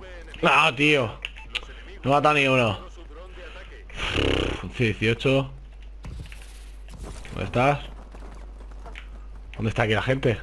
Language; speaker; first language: Spanish; native; Spanish